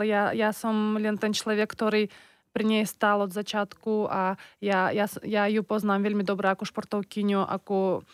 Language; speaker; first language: Slovak; non-native, fluent; Russian